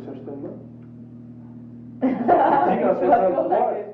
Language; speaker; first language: French; native; French